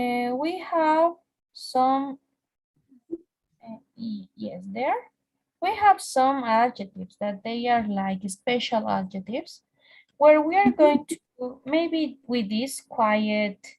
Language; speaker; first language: English; non-native, fluent; Spanish